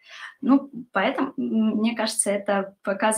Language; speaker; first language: Russian; native; Russian